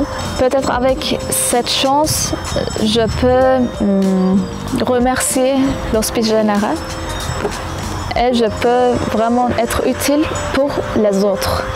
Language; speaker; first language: French; non-native, fluent; Kurdish